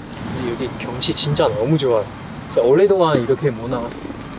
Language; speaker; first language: Korean; non-native, fluent; Chinese